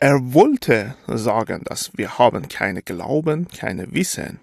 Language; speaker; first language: German; non-native, fluent; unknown